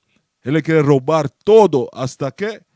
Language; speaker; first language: Portuguese; non-native, learner; Spanish